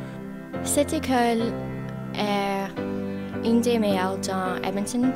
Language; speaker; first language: French; non-native, local second language; English